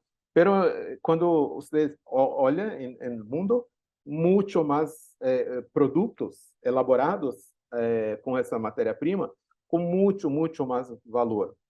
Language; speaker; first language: Spanish; non-native, learner; Portuguese